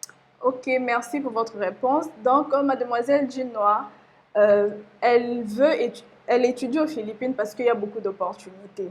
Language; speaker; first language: French; non-native, local second language; Lingala